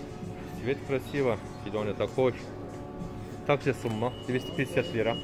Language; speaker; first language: Russian; non-native, learner; Turkish